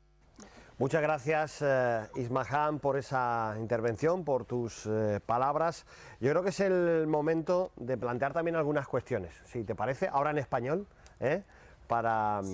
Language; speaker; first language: Spanish; native; Spanish